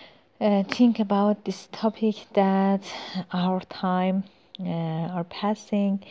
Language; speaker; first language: English; non-native, learner; Persian